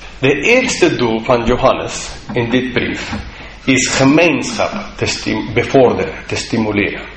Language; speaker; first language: Dutch; non-native, fluent; English